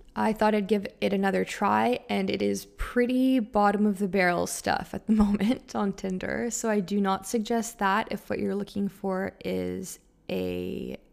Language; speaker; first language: English; native; English